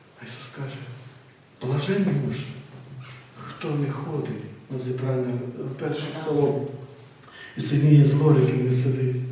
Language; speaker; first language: Ukrainian; native; Ukrainian